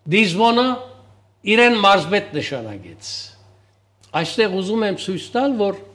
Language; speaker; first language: Armenian; early bilingual, heritage; Armenian